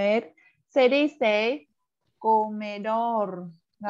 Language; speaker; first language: Spanish; non-native, fluent; Vietnamese